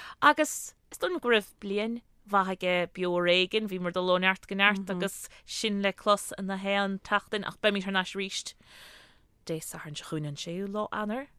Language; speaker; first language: Irish; native; Irish